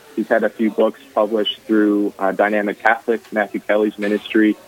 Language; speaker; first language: English; native; English